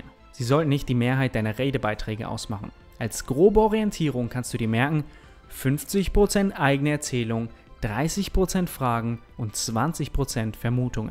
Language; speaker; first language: German; native; German